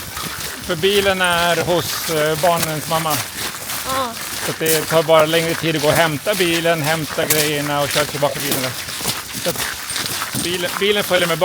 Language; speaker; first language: Swedish; native; Swedish